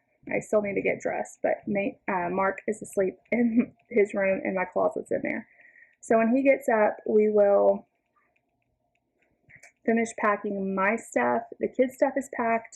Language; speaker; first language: English; native; English